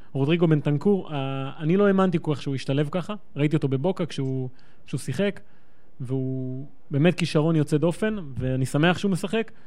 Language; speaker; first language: Hebrew; native; Hebrew